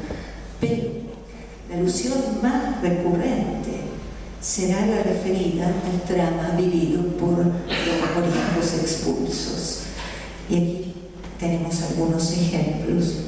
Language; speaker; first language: Spanish; native; Spanish